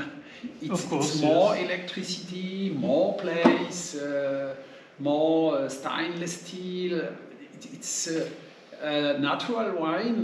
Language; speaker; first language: English; non-native, learner; French